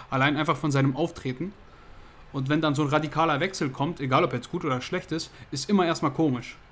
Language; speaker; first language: German; native; German